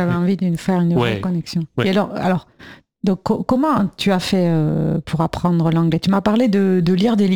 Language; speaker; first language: French; native; French